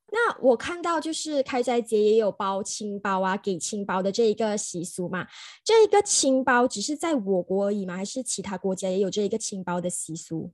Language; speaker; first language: Chinese; native; Chinese